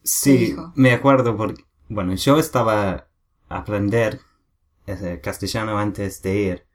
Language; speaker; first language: Spanish; non-native, learner; English